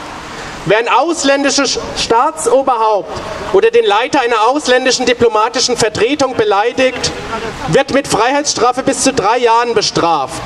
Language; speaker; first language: German; native; German